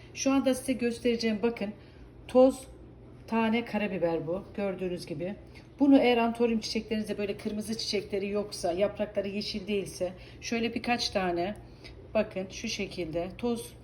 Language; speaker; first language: Turkish; native; Turkish